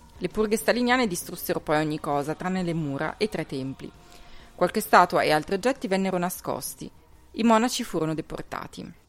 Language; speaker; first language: Italian; native; Italian